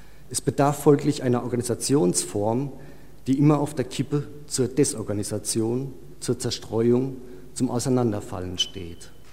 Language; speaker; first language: German; native; German